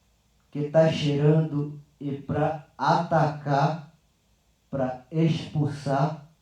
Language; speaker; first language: Portuguese; non-native, local second language; Yanomámi